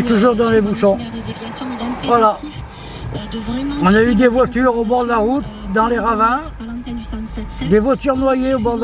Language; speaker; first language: French; native; French